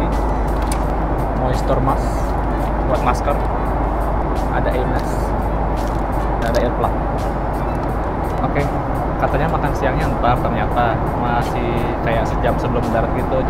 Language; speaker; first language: Indonesian; native; Indonesian